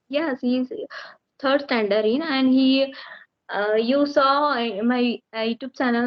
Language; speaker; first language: English; non-native, learner; Marathi